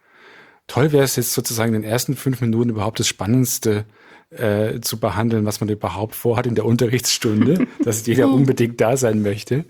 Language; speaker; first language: German; native; German